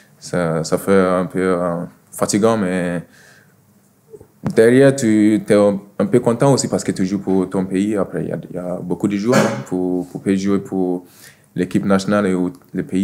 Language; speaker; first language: French; non-native, fluent; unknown